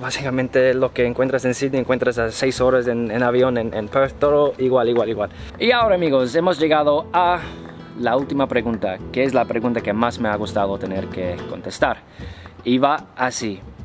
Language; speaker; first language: Spanish; non-native, fluent; English